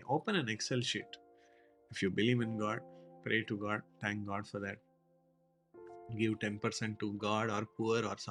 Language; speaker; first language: English; non-native, local second language; Hindi